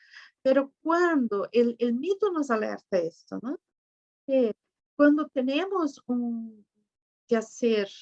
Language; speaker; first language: Spanish; non-native, fluent; Portuguese